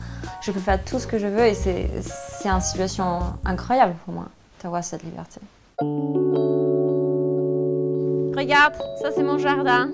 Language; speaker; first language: French; non-native, fluent; Danish